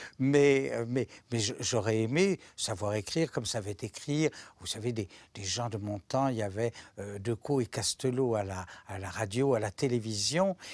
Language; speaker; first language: French; native; French